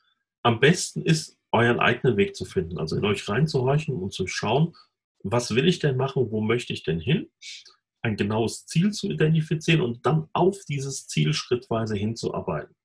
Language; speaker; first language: German; native; German